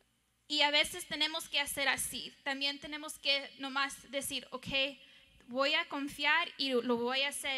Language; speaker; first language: Spanish; early bilingual, heritage; English